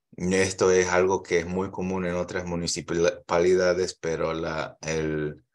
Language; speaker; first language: Spanish; early bilingual, heritage; Spanish